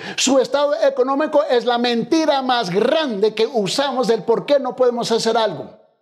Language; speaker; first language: Spanish; early bilingual, heritage; Spanish